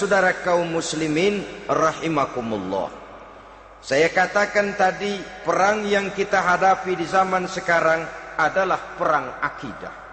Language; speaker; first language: Indonesian; native; Indonesian